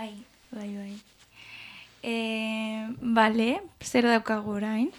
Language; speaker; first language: Basque; non-native, local second language; Spanish